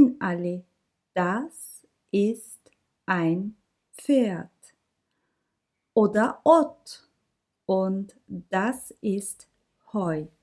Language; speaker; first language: German; non-native, learner; Turkish